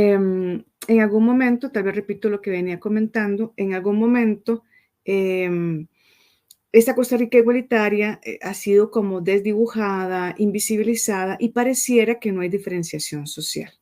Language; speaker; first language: Spanish; native; Spanish